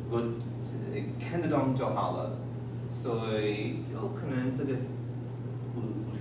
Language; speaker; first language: Chinese; non-native, learner; English